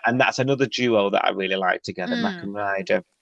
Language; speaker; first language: English; native; English